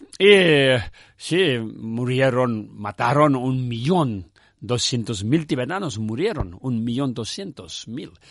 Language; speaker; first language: Spanish; non-native, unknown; Tibetan